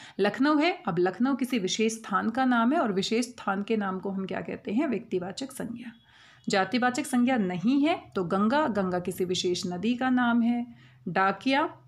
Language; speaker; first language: Hindi; native; Hindi